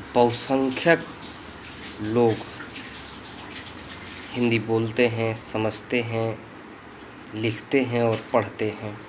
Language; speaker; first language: Hindi; native; Hindi